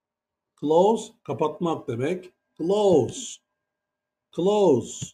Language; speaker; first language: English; non-native, learner; Turkish